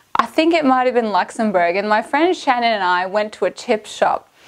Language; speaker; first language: English; native; English